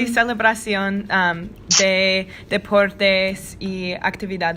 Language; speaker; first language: Spanish; non-native, learner; English